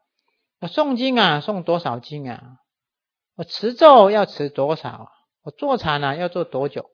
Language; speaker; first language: Chinese; native; Chinese